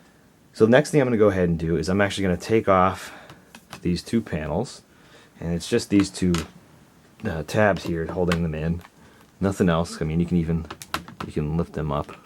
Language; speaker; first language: English; native; English